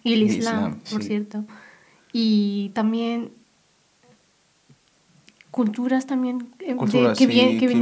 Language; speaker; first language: Spanish; non-native, local second language; Berber languages